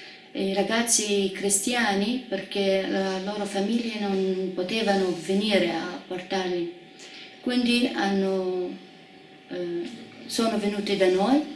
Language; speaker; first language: Italian; non-native, fluent; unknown